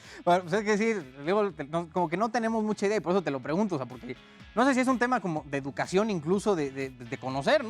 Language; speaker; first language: Spanish; native; Spanish